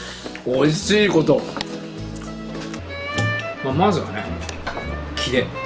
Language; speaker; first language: Japanese; native; Japanese